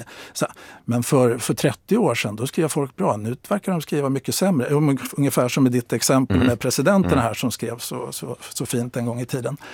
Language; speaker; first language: Swedish; native; Swedish